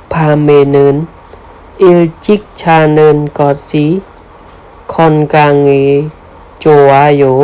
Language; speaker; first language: Korean; non-native, fluent; Khmer